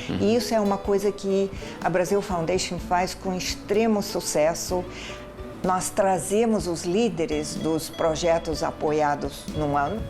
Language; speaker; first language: Portuguese; non-native, fluent; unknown